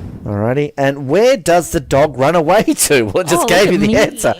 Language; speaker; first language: English; native; English